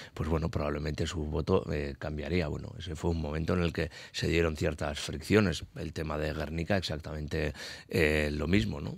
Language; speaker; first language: Spanish; native; Spanish